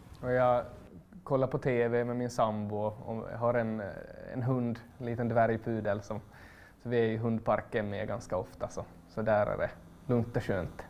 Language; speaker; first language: Swedish; native; Swedish